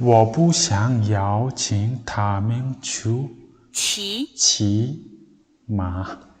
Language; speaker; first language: Chinese; non-native, fluent; Mongolian